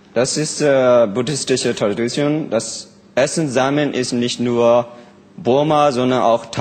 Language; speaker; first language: German; non-native, learner; Burmese